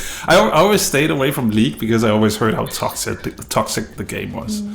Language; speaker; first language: English; native; English